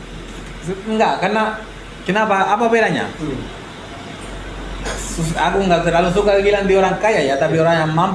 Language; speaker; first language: Indonesian; non-native, fluent; Spanish